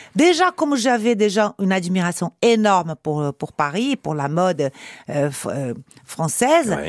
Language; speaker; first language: French; non-native, fluent; Portuguese